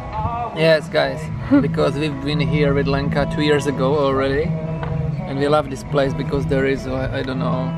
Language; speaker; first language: English; non-native, fluent; Czech